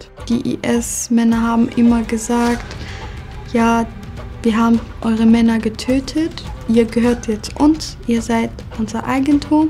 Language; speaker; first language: German; early bilingual, other home language; Kurdish